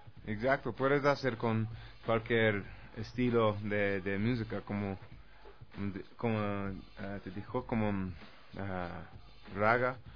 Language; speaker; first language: Spanish; non-native, learner; English